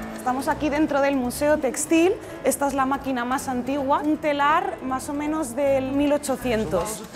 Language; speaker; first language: Spanish; native; Spanish